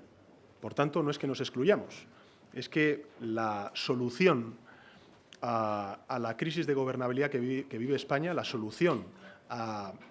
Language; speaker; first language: Spanish; native; Spanish